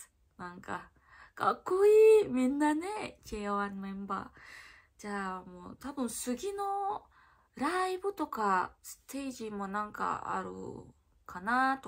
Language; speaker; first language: Japanese; non-native, learner; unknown